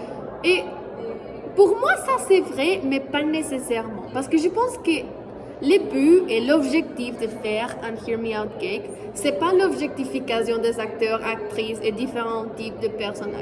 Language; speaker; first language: French; non-native, fluent; Spanish